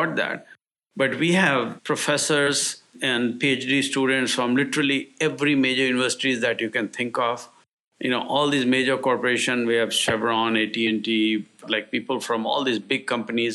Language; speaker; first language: English; non-native, local second language; Hindi